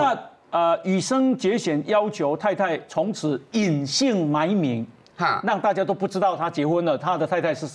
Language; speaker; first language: Chinese; native; Chinese